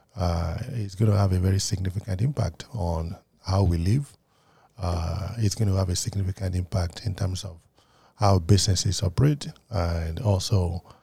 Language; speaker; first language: English; non-native, local second language; Yoruba